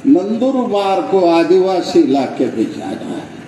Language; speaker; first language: Hindi; non-native, local second language; Marathi